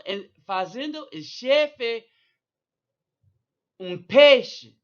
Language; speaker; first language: Portuguese; non-native, learner; English